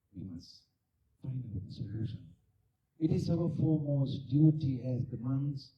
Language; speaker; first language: English; non-native, local second language; Sinhala